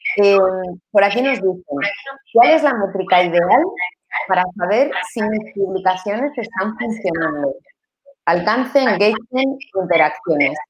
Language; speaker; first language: Spanish; native; Spanish